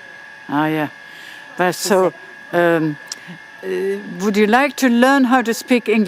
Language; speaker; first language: English; non-native, fluent; French